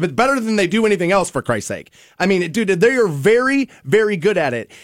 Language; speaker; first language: English; native; English